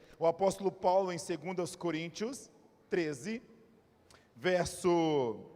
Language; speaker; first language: Portuguese; native; Portuguese